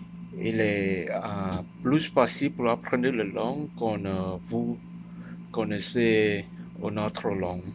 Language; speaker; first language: French; non-native, learner; Chinese